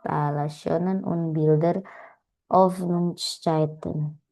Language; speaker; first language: German; non-native, learner; Indonesian